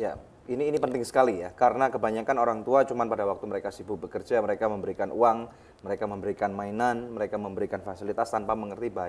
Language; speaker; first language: Indonesian; native; Indonesian